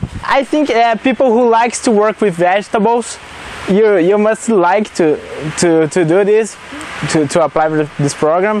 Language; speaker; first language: English; non-native, learner; Portuguese